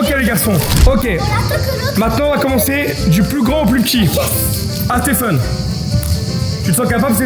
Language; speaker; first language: French; native; French